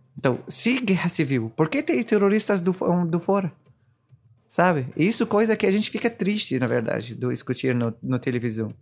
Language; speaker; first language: Portuguese; non-native, fluent; Arabic